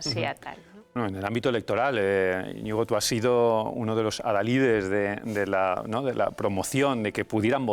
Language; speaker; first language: Spanish; native; Spanish